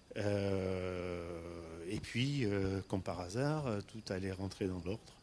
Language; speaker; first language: French; non-native, fluent; Armenian